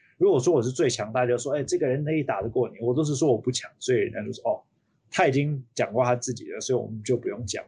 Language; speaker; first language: Chinese; early bilingual, heritage; Chinese